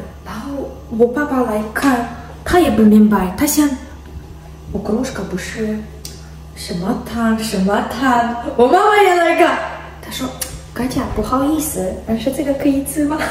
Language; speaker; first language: Chinese; non-native, learner; Ukrainian